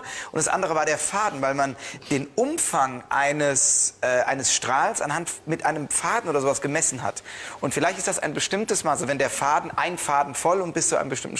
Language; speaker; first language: German; native; German